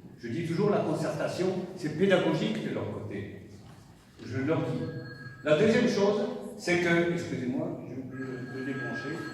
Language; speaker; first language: French; non-native, fluent; German